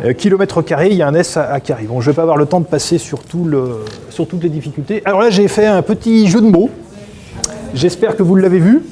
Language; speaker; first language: French; native; French